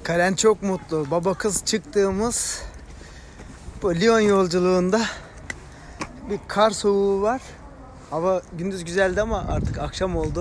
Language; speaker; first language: Turkish; native; Turkish